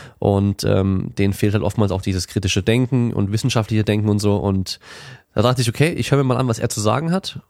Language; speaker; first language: German; native; German